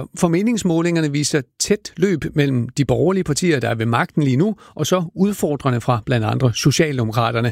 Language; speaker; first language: Danish; native; Danish